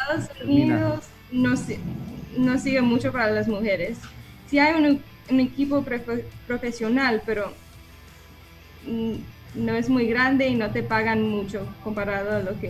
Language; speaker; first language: Spanish; early bilingual, heritage; English